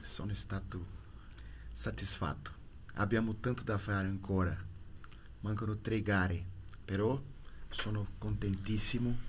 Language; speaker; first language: Italian; non-native, learner; Portuguese